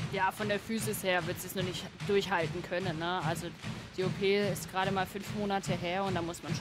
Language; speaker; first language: German; native; German